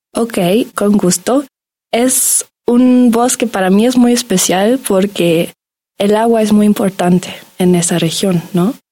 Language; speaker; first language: Spanish; non-native, fluent; German